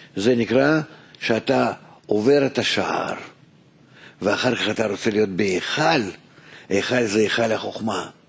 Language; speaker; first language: Hebrew; non-native, fluent; Russian